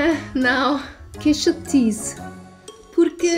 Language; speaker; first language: Portuguese; non-native, learner; German